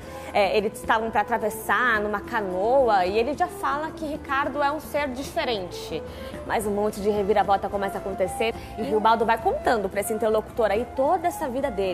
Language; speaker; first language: Portuguese; native; Portuguese